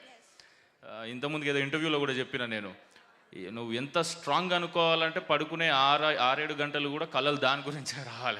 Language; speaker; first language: Telugu; native; Telugu